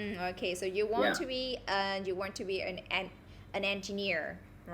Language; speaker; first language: English; non-native, fluent; Vietnamese